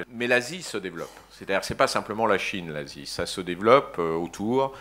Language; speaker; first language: French; native; French